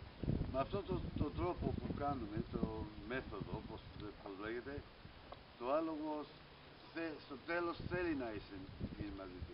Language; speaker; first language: Greek; early bilingual, heritage; Greek